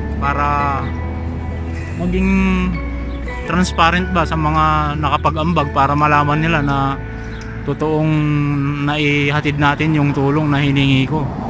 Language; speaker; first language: Filipino; non-native, local second language; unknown